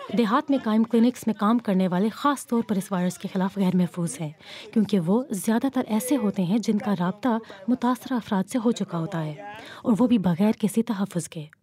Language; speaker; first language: Urdu; native; Urdu